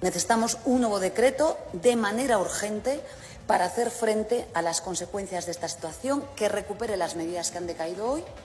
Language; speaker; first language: Spanish; native; Spanish